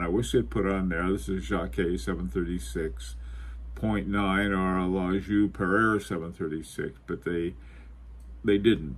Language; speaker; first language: English; native; English